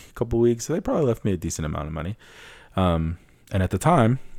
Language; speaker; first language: English; early bilingual, other home language; Spanish